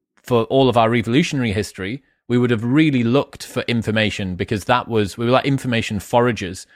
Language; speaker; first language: English; native; English